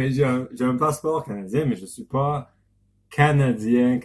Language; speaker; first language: French; native; French